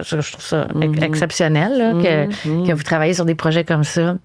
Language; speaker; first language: French; native; French